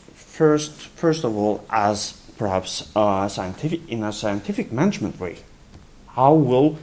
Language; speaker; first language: English; non-native, fluent; Norwegian